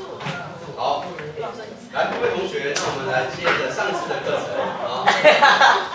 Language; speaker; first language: Chinese; native; Chinese